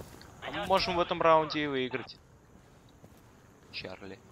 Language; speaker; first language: Russian; native; Russian